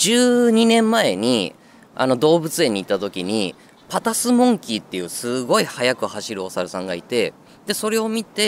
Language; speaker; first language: Japanese; native; Japanese